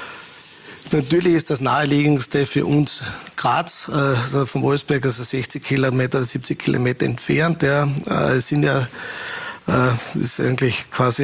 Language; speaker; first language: German; native; German